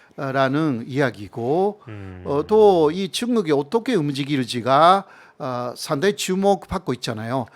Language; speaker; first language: Korean; non-native, fluent; Japanese